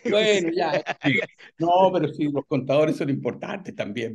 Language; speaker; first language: Spanish; native; Spanish